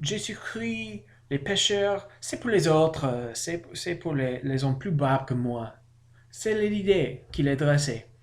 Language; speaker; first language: French; non-native, learner; English